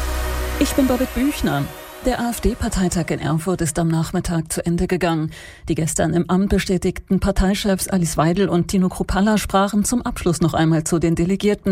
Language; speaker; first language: German; native; German